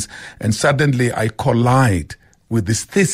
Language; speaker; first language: English; non-native, local second language; Xhosa